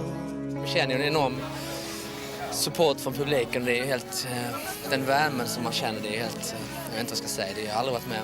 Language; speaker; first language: Swedish; native; Swedish